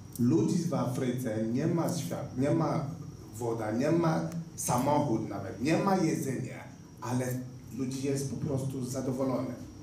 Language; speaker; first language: Polish; non-native, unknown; Igbo